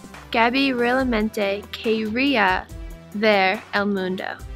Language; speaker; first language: Spanish; non-native, learner; English